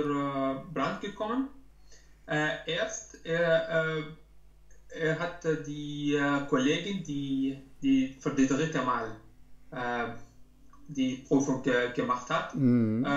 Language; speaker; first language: German; non-native, learner; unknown